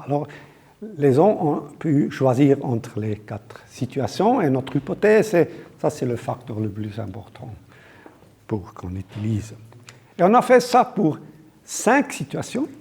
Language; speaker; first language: French; non-native, local second language; German